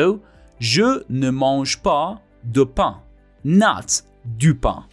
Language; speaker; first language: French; non-native, learner; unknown